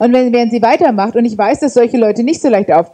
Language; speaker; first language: German; native; German